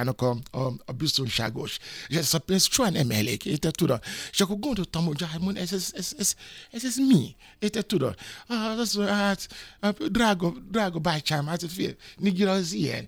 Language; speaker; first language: Hungarian; non-native, fluent; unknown